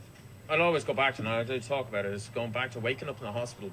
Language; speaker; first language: English; native; English